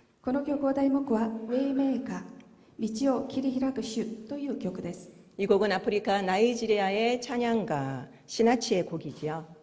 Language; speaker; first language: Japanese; non-native, fluent; Korean